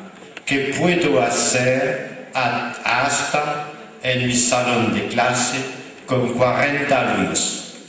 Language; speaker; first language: Spanish; non-native, fluent; French